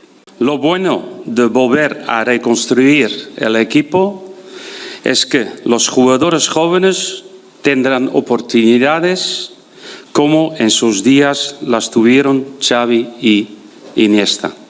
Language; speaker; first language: Spanish; non-native, fluent; Dutch